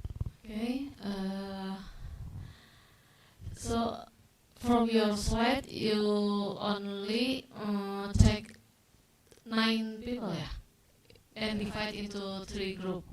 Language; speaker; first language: English; non-native, learner; Indonesian